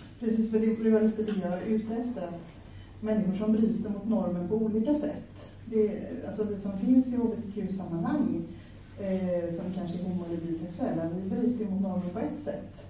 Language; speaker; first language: Swedish; native; Swedish